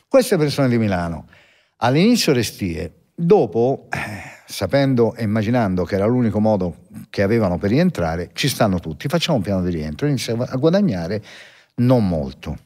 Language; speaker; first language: Italian; native; Italian